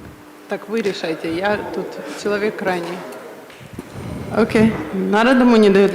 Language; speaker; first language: Russian; native; Russian